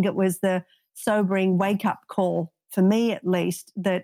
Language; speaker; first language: English; native; English